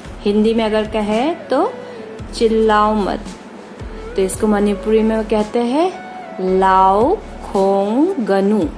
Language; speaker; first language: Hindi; non-native, local second language; Manipuri